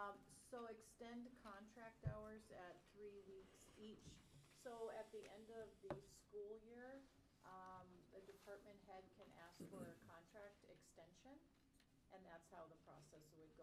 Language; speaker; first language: English; native; English